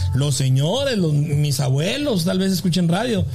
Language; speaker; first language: Spanish; native; Spanish